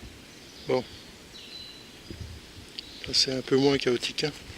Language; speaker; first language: French; native; French